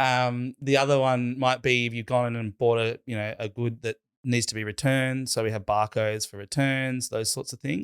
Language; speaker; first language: English; native; English